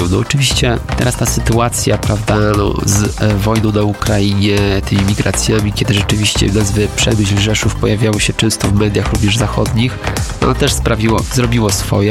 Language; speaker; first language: Polish; native; Polish